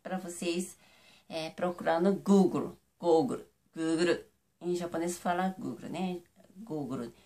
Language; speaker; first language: Portuguese; non-native, fluent; Japanese